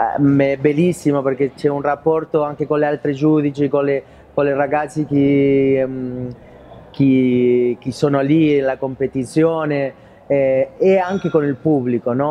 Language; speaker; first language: Italian; non-native, fluent; Spanish